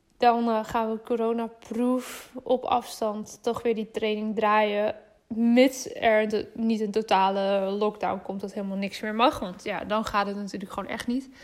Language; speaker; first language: Dutch; native; Dutch